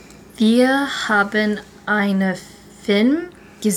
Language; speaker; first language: German; non-native, learner; English